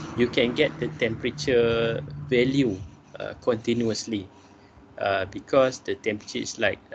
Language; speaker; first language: English; non-native, local second language; Malay